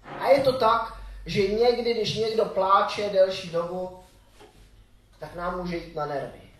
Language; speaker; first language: Czech; native; Czech